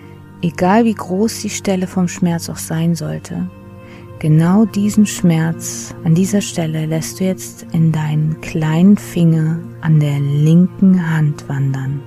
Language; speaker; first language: German; native; German